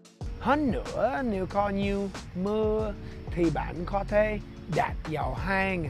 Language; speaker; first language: Vietnamese; early bilingual, heritage; English